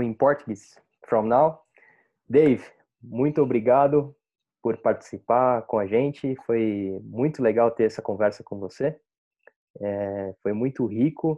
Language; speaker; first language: Portuguese; native; Portuguese